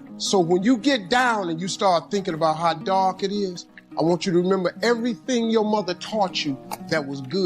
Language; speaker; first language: English; native; English